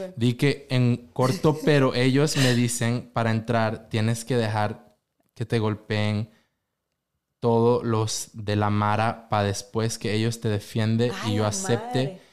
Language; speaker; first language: Spanish; native; Spanish